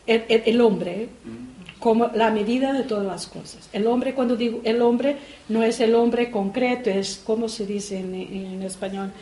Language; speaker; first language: Spanish; non-native, fluent; Portuguese